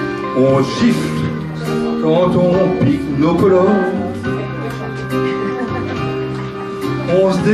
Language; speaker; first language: French; native; French